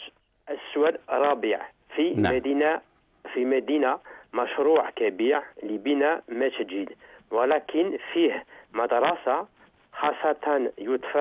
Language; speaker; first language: Arabic; non-native, learner; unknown